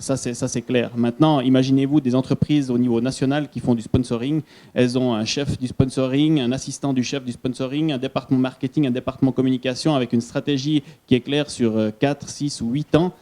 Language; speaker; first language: French; native; French